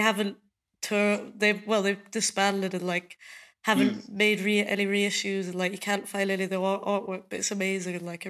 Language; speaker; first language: English; native; English